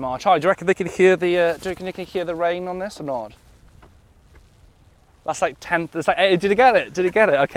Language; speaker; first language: English; native; English